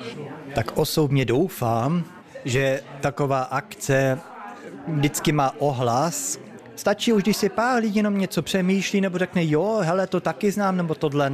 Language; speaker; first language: Czech; early bilingual, heritage; Czech